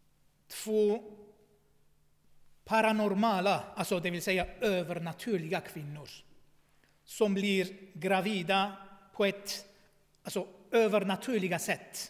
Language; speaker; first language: Swedish; non-native, fluent; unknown